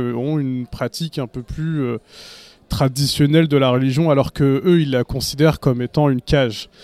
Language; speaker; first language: French; native; French